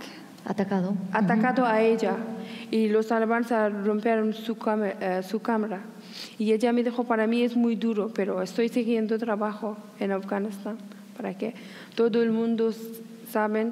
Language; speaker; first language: Spanish; non-native, learner; Persian